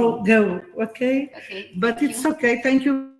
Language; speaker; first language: English; non-native, fluent; Portuguese